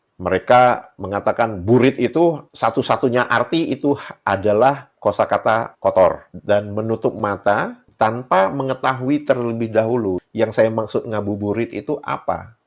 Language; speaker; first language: Indonesian; native; Indonesian